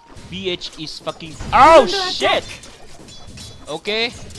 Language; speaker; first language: English; non-native, learner; Vietnamese